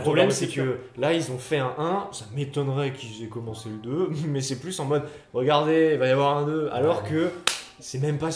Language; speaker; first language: French; native; French